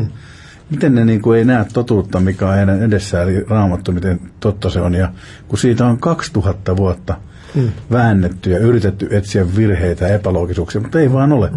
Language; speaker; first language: Finnish; native; Finnish